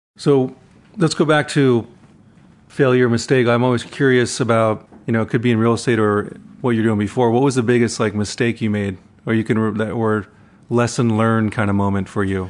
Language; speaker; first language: English; native; English